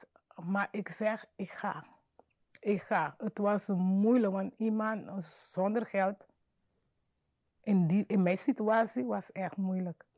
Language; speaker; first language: Dutch; non-native, learner; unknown